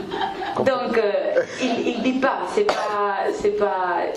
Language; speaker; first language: French; non-native, fluent; Spanish